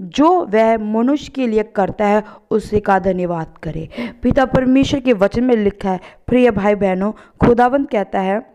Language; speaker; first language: Hindi; non-native, local second language; Punjabi